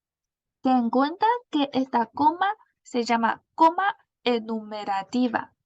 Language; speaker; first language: Spanish; non-native, fluent; Chinese